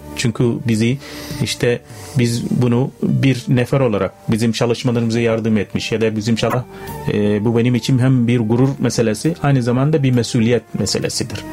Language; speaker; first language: Turkish; non-native, fluent; Arabic